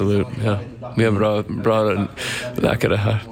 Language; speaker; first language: Swedish; non-native, learner; English